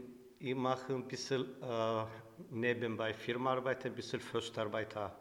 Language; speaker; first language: German; non-native, learner; Turkish